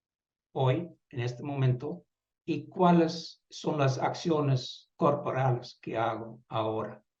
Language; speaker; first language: Spanish; non-native, fluent; Dutch